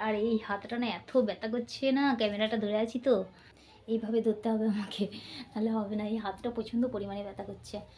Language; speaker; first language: Bangla; non-native, local second language; Santali